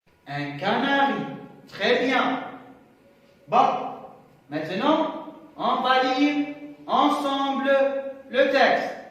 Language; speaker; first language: French; non-native, local second language; Arabic